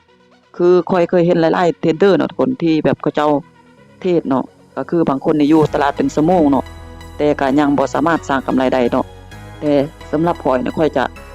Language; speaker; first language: Thai; non-native, local second language; Lao